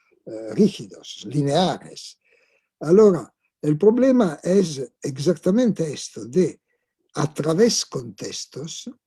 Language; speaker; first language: Spanish; non-native, fluent; Italian